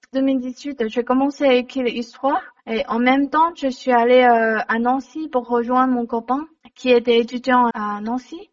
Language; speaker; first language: French; non-native, learner; Chinese